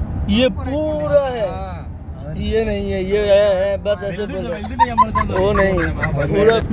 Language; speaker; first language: Hindi; non-native, learner; Bangla